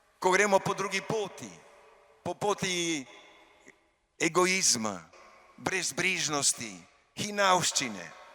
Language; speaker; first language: Slovenian; early bilingual, heritage; Slovenian